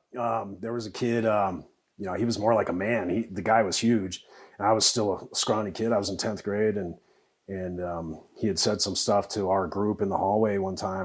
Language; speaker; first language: English; native; English